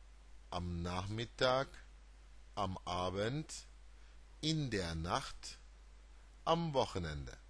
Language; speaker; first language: German; non-native, fluent; Turkish